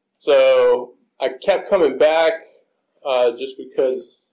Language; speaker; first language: English; native; English